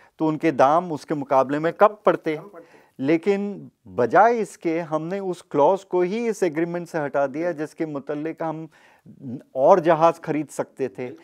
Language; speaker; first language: Hindi; native; Hindi